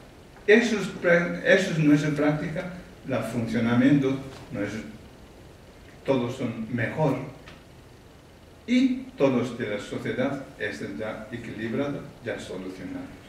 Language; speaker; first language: Spanish; non-native, learner; Tibetan